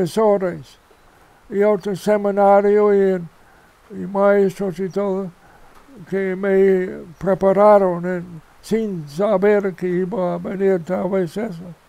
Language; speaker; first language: Spanish; non-native, fluent; English